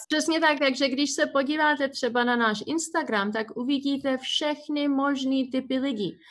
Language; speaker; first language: Czech; early bilingual, heritage; Czech